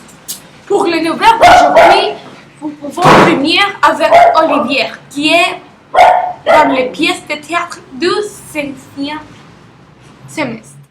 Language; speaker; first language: French; non-native, learner; Spanish